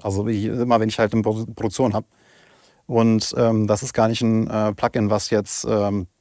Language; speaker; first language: German; native; German